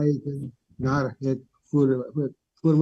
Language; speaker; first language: Dutch; non-native, learner; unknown